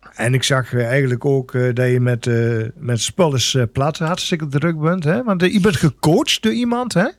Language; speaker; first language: Dutch; native; Dutch